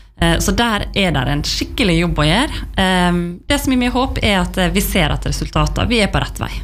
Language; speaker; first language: Norwegian; native; Norwegian